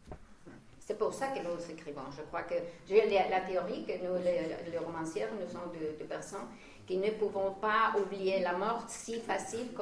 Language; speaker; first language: French; non-native, fluent; Spanish